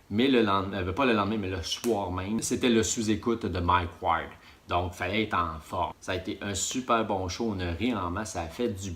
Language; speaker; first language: French; native; French